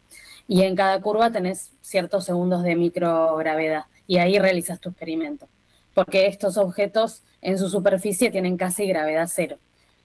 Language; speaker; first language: Spanish; native; Spanish